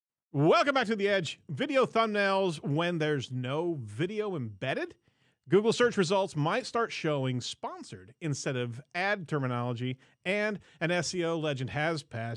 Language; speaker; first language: English; native; English